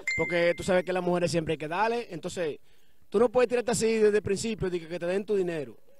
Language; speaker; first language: Spanish; native; Spanish